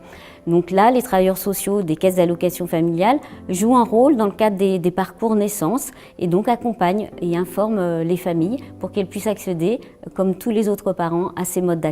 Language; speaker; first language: French; native; French